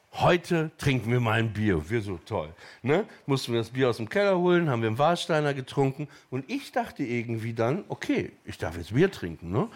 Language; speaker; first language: German; native; German